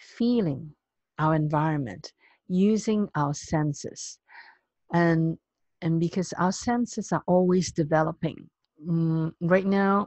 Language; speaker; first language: English; non-native, local second language; Cantonese